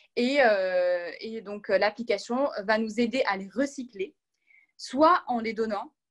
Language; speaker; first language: French; non-native, local second language; Arabic